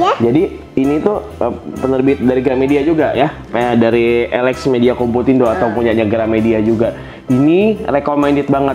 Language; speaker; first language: Indonesian; native; Indonesian